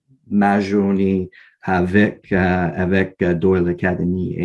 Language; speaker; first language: French; non-native, learner; English